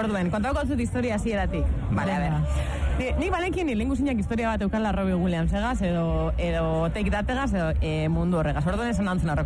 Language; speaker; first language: Basque; native; Basque